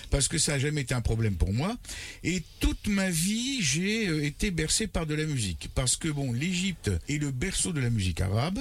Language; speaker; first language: French; early bilingual, other home language; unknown